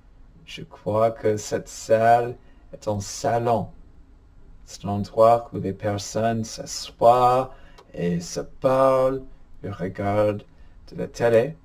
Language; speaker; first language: French; non-native, fluent; English